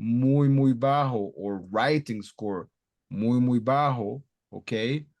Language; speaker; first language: Spanish; non-native, fluent; English